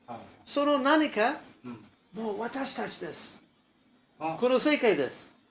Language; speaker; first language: Japanese; non-native, learner; English